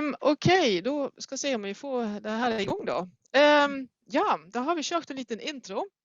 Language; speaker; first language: Swedish; non-native, fluent; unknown